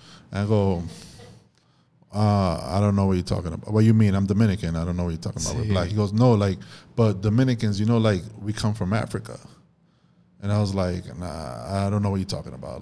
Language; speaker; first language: English; early bilingual, other home language; Spanish